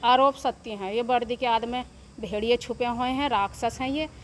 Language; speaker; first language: Hindi; native; Hindi